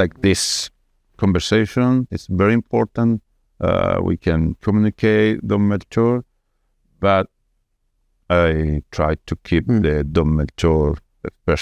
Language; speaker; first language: English; non-native, fluent; Spanish